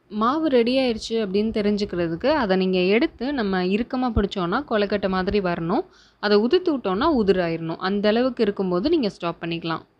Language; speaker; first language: Tamil; native; Tamil